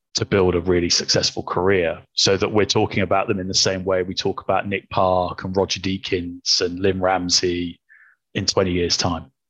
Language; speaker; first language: English; native; English